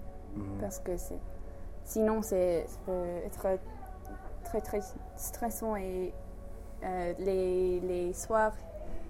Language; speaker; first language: French; non-native, learner; English